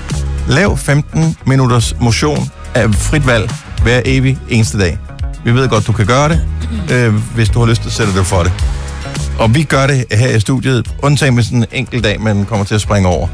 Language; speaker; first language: Danish; native; Danish